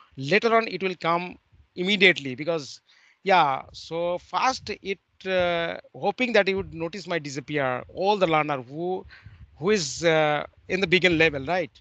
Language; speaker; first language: English; non-native, learner; Bangla